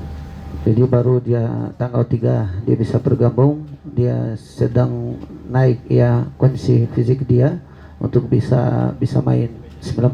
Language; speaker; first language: Indonesian; non-native, fluent; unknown